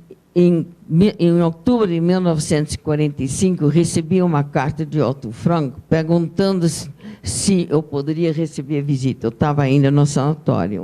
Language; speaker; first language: Portuguese; non-native, fluent; Dutch